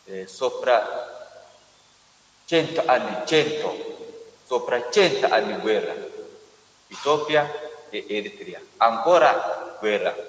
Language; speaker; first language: Italian; non-native, learner; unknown